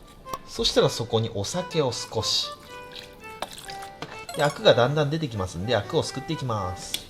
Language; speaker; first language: Japanese; native; Japanese